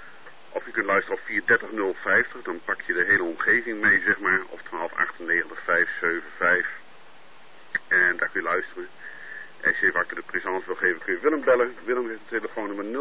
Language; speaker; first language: Dutch; native; Dutch